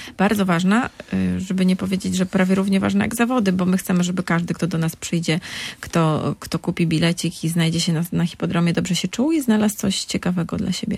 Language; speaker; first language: Polish; native; Polish